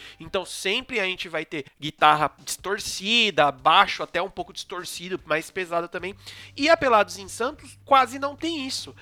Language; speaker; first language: Portuguese; native; Portuguese